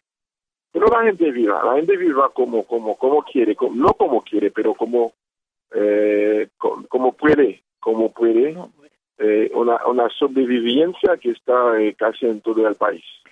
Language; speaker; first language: Spanish; non-native, learner; Haitian Creole